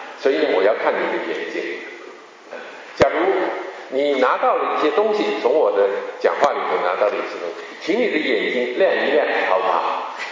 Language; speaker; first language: Chinese; non-native, local second language; Cantonese